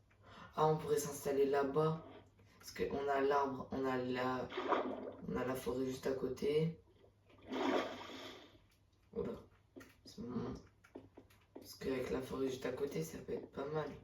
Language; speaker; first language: French; native; French